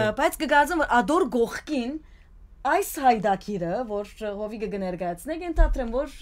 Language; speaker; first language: Armenian; early bilingual, heritage; Armenian